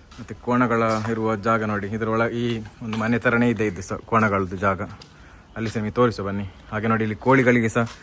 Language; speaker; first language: Kannada; non-native, local second language; Tulu